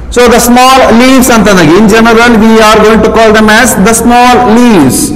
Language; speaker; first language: English; non-native, local second language; Kannada